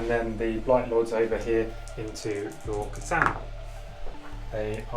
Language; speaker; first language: English; native; English